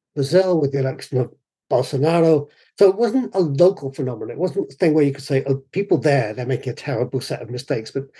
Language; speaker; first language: English; native; English